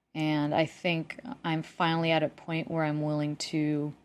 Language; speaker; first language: English; non-native, fluent; Spanish